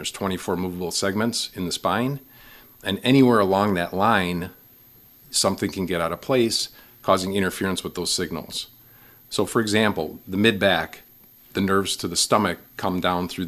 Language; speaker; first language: English; native; English